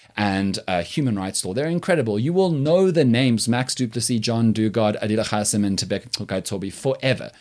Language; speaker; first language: English; native; English